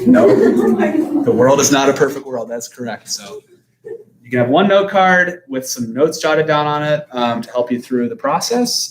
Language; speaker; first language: English; native; English